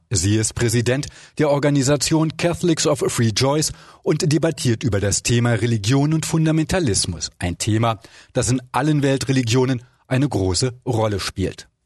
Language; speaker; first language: German; native; German